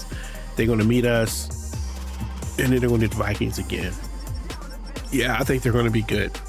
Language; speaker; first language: English; native; English